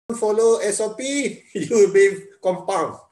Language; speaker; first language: English; non-native, local second language; Malay